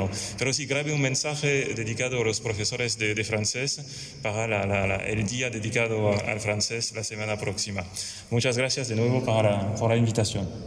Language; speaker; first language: Spanish; non-native, fluent; French